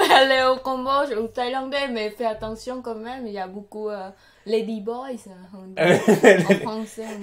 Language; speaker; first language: French; non-native, learner; Khmer